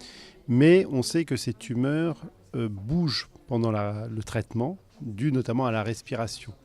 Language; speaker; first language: French; native; French